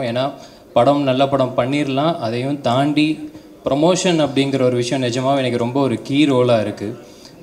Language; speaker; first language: Tamil; native; Tamil